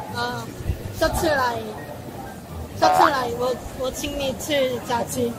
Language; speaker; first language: Chinese; non-native, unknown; Korean